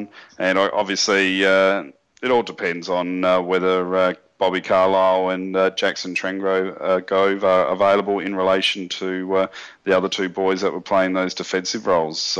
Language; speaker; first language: English; native; English